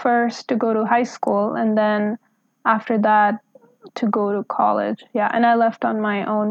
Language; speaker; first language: English; non-native, local second language; Hindi